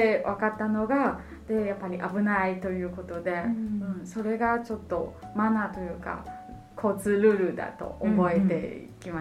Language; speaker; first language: Japanese; non-native, fluent; Chinese